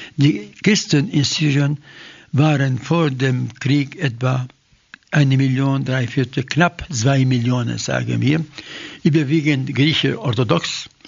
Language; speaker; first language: German; non-native, fluent; Arabic